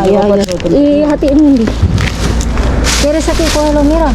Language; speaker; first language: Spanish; non-native, learner; Filipino